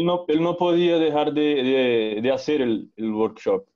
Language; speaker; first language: Spanish; non-native, learner; Portuguese